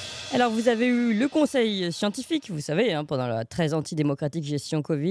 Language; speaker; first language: French; native; French